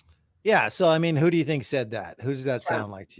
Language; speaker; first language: English; native; English